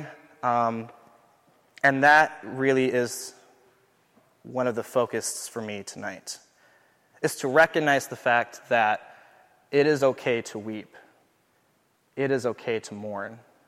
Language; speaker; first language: English; native; English